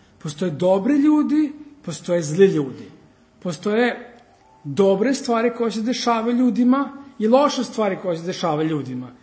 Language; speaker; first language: Serbian; early bilingual, heritage; Serbian